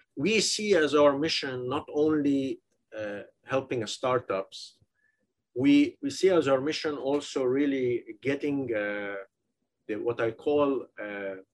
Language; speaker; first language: English; non-native, fluent; Persian